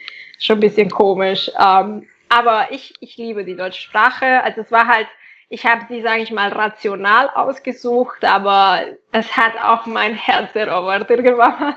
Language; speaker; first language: German; non-native, fluent; Catalan